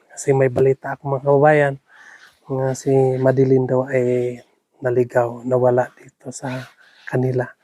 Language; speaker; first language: Filipino; non-native, local second language; Cebuano